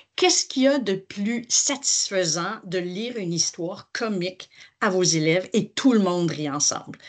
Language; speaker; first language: French; native; French